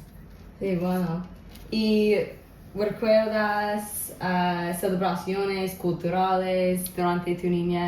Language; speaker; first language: Spanish; non-native, local second language; English